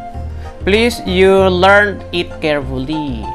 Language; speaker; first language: English; non-native, learner; Indonesian